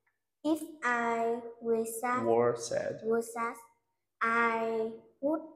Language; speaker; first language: English; non-native, learner; Vietnamese